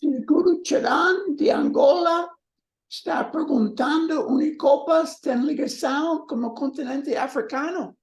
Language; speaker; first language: Portuguese; non-native, learner; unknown